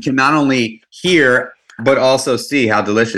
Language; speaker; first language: English; native; English